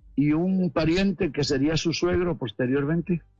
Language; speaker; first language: Spanish; native; Spanish